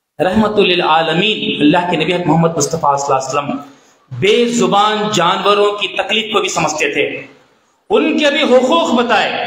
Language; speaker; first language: Urdu; native; Urdu